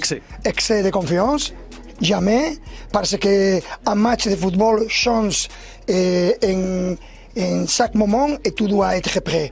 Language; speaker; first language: French; non-native, learner; Spanish